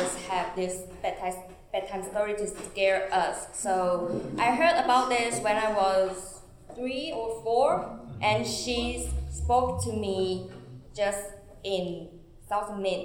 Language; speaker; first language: English; non-native, fluent; Chinese